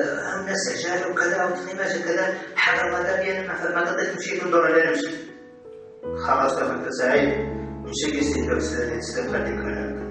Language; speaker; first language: Arabic; native; Arabic